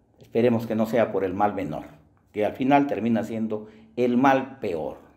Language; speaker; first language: Spanish; native; Spanish